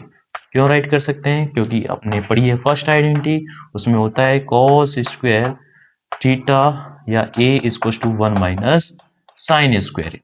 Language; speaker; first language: Hindi; native; Hindi